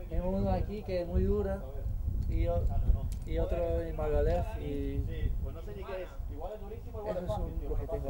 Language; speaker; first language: Spanish; non-native, fluent; English